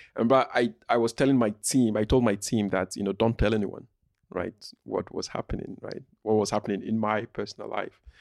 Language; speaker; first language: English; non-native, local second language; Igbo